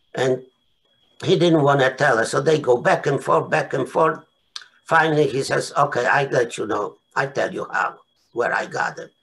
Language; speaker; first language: English; non-native, fluent; Polish